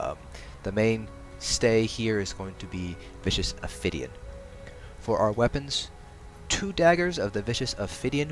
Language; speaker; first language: English; native; English